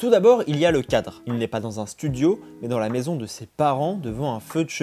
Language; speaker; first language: French; native; French